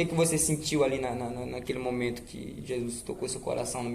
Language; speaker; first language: Portuguese; native; Portuguese